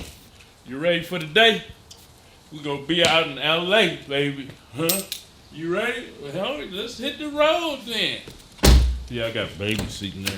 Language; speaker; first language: English; native; English